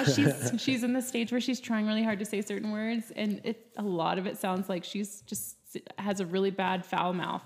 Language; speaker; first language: English; native; English